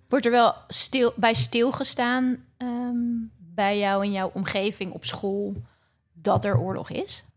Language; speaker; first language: Dutch; native; Dutch